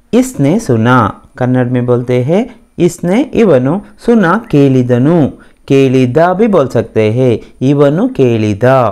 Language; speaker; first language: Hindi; non-native, local second language; Kannada